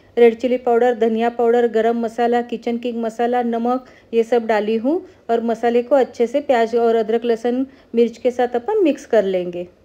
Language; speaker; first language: Hindi; non-native, local second language; Marathi